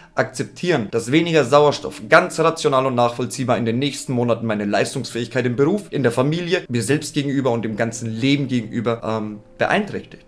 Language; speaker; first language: German; native; German